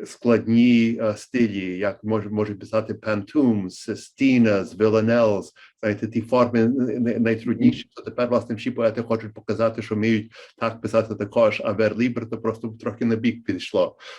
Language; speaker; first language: Ukrainian; early bilingual, heritage; Ukrainian